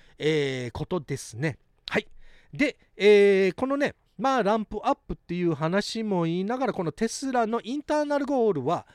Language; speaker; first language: Japanese; early bilingual, heritage; Japanese